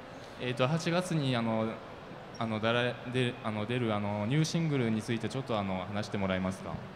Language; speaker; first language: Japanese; non-native, fluent; French